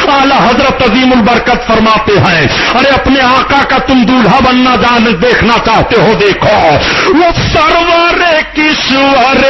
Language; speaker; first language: Urdu; native; Urdu